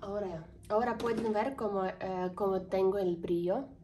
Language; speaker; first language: Spanish; non-native, learner; Ukrainian